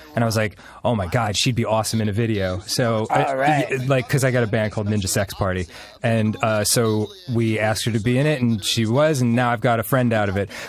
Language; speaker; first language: English; early bilingual, other home language; Hebrew